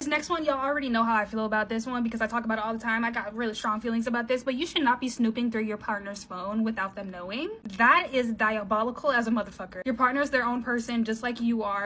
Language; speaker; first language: English; native; English